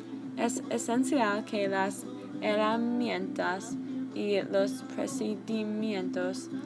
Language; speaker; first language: Spanish; non-native, learner; English